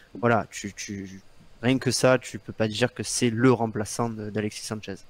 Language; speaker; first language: French; native; French